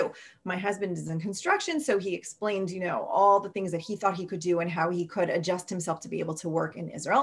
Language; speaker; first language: English; native; English